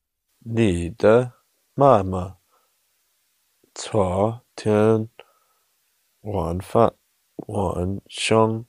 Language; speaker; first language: Chinese; non-native, learner; English